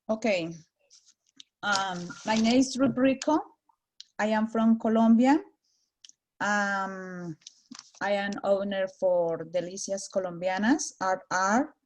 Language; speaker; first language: English; non-native, learner; Spanish